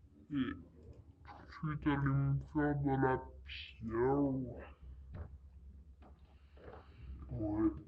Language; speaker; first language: French; native; French